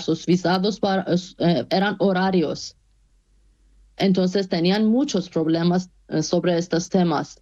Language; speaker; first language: Spanish; non-native, fluent; Persian